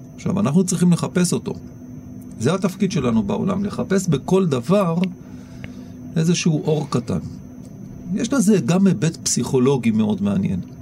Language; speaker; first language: Hebrew; native; Hebrew